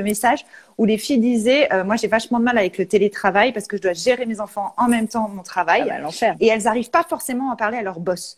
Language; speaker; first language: French; native; French